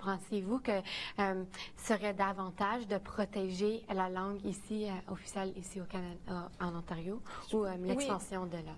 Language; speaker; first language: French; native; French